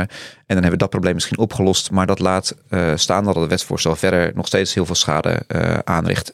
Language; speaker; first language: Dutch; native; Dutch